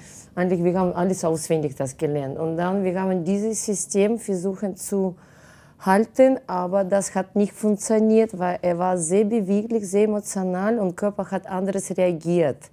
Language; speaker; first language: German; non-native, fluent; Russian